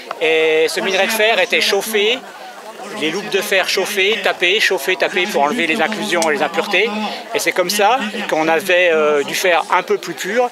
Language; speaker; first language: French; native; French